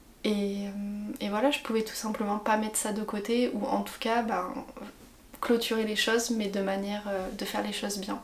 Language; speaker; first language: French; native; French